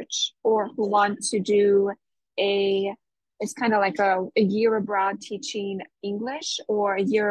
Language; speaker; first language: English; native; English